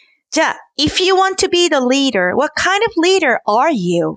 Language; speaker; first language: English; non-native, fluent; Korean